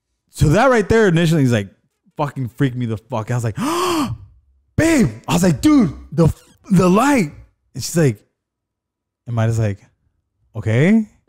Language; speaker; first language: English; early bilingual, other home language; Spanish